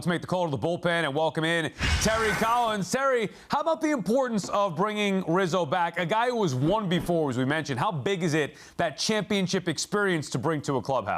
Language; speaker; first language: English; native; English